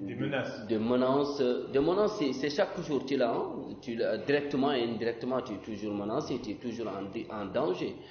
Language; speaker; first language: French; non-native, local second language; Fula